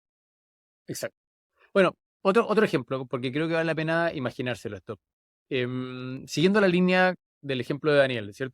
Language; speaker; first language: Spanish; native; Spanish